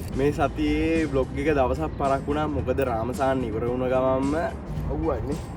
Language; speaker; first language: Sinhala; native; Sinhala